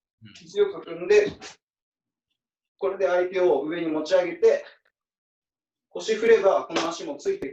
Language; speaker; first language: Japanese; native; Japanese